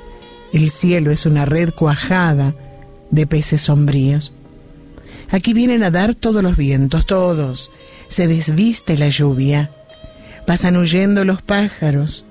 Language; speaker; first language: Spanish; native; Spanish